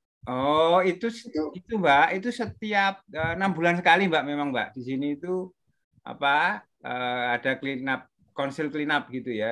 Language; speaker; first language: Indonesian; native; Indonesian